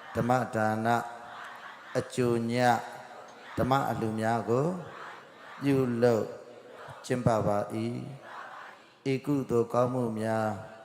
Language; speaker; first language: Burmese; native; Burmese